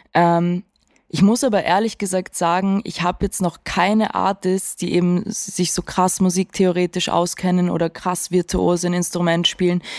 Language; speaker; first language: German; native; German